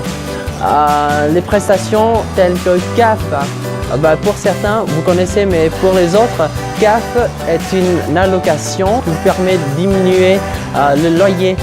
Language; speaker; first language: French; non-native, fluent; Vietnamese